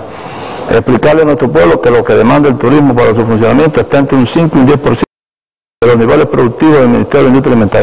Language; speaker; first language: Spanish; native; Spanish